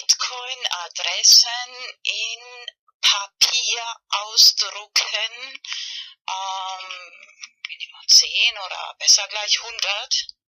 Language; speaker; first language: German; non-native, learner; Spanish